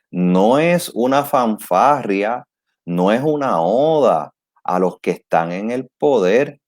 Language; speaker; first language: Spanish; native; Spanish